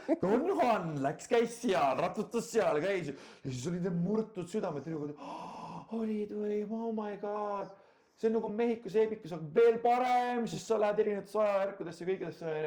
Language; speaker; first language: Estonian; native; Estonian